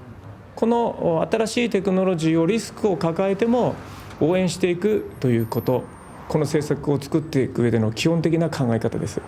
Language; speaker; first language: Japanese; native; Japanese